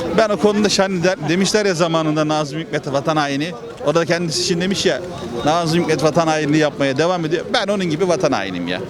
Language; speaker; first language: Turkish; native; Turkish